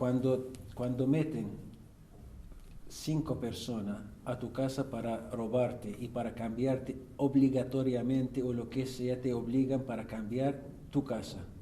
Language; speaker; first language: Spanish; non-native, fluent; Arabic